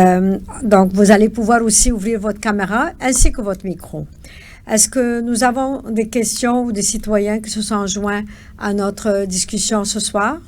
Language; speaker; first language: French; native; French